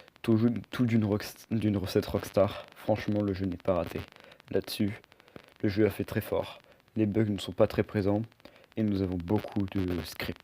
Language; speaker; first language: French; native; French